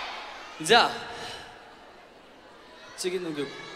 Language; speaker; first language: Japanese; non-native, fluent; Korean